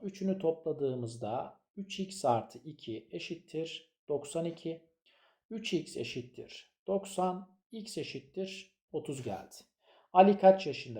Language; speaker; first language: Turkish; native; Turkish